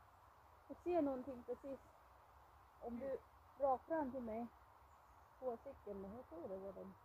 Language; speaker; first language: Swedish; non-native, learner; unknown